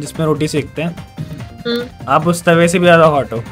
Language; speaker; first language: Hindi; native; Hindi